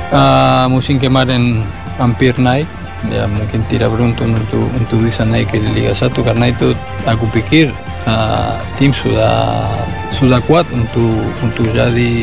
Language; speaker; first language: Indonesian; non-native, learner; Spanish